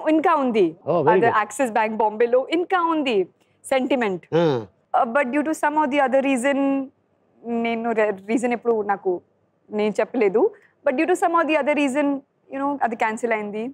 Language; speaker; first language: Telugu; non-native, learner; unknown